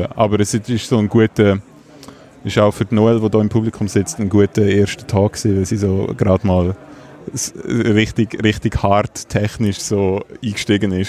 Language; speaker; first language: German; native; German